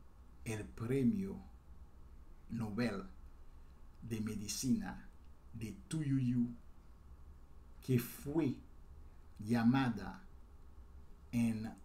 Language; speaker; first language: Spanish; non-native, fluent; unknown